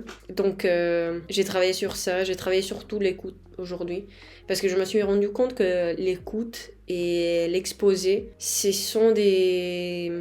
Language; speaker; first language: French; non-native, fluent; Spanish